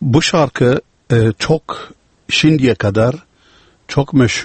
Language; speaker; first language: Turkish; non-native, learner; Uzbek